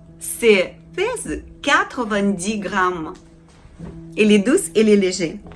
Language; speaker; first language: French; non-native, learner; Ukrainian